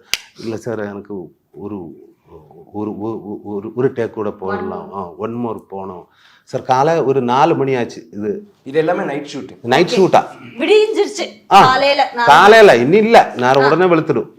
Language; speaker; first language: Tamil; non-native, learner; Malayalam